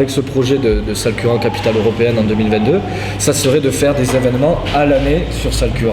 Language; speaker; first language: French; native; French